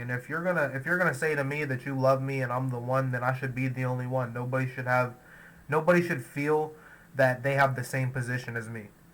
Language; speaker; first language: English; native; English